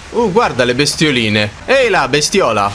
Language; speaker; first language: Italian; native; Italian